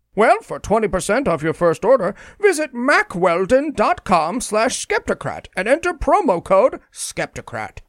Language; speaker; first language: English; native; English